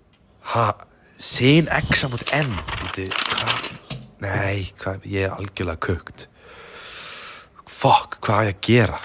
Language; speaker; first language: Icelandic; native; Icelandic